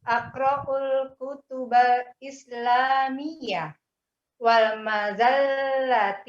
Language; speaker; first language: Arabic; non-native, learner; Indonesian